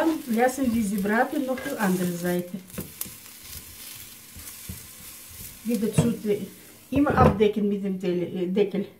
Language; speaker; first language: German; non-native, fluent; Russian